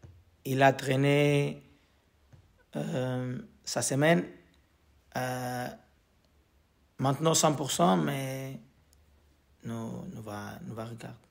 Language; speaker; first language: French; non-native, learner; Portuguese